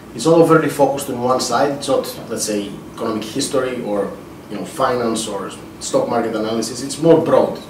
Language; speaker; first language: English; non-native, fluent; Greek